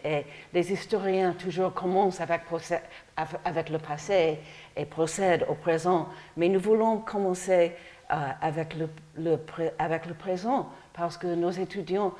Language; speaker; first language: French; non-native, fluent; English